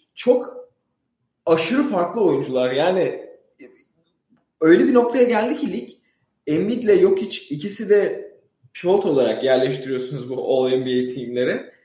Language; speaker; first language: Turkish; native; Turkish